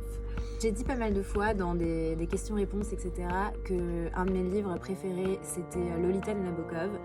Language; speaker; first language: French; native; French